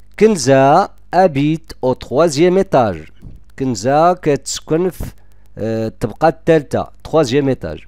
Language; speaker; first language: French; non-native, local second language; Arabic